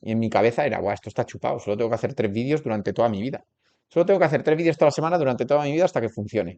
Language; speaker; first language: Spanish; native; Spanish